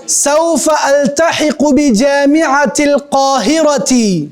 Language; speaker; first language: Arabic; non-native, fluent; Urdu